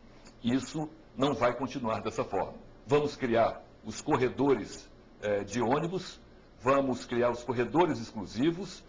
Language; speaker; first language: Portuguese; native; Portuguese